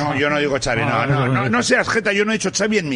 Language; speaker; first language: Spanish; native; Spanish